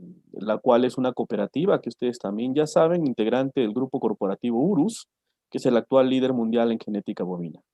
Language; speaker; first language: Spanish; native; Spanish